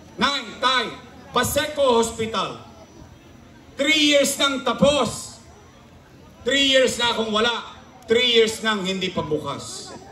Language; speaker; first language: Filipino; native; Filipino